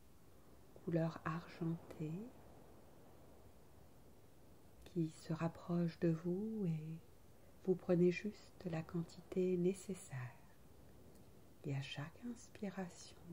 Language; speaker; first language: French; native; French